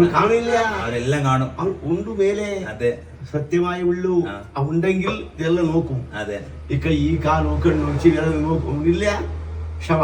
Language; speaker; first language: Malayalam; non-native, learner; Kannada